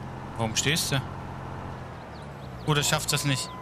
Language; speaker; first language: German; native; German